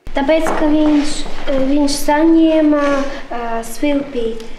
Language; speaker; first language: Latvian; non-native, local second language; Russian